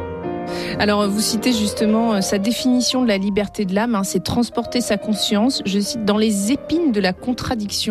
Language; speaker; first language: French; native; French